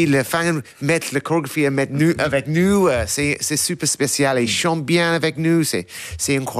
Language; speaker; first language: French; non-native, learner; English